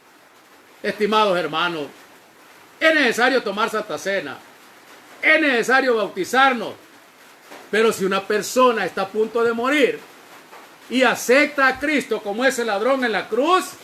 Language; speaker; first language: Spanish; native; Spanish